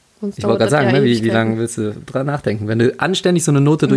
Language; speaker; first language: German; native; German